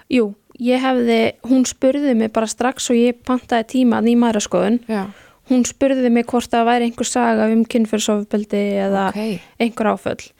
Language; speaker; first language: Icelandic; native; Icelandic